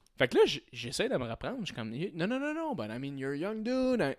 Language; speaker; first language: French; native; French